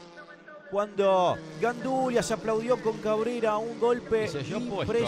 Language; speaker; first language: Spanish; native; Spanish